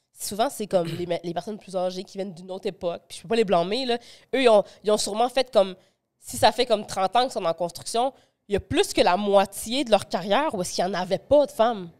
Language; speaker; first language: French; early bilingual, other home language; Spanish